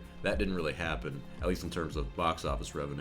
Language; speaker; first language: English; native; English